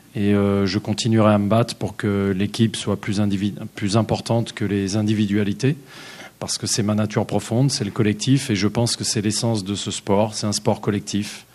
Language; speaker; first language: French; native; French